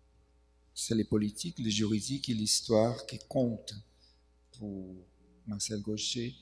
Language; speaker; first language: French; non-native, fluent; Portuguese